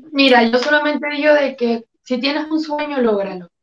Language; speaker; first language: Spanish; native; Spanish